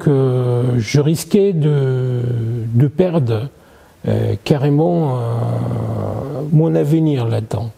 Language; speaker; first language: French; non-native, fluent; Arabic